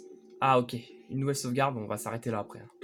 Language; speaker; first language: French; native; French